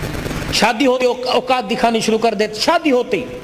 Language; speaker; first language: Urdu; non-native, local second language; Punjabi